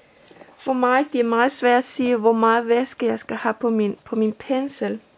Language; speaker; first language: Danish; non-native, fluent; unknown